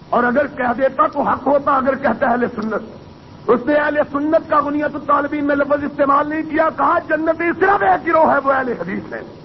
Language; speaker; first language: Urdu; non-native, local second language; Punjabi